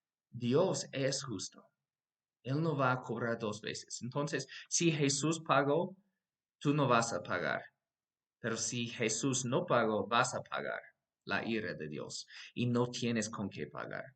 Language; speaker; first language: Spanish; non-native, fluent; English